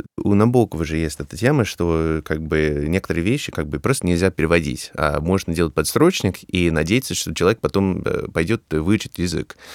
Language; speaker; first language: Russian; non-native, fluent; English